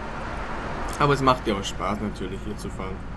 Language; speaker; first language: German; native; German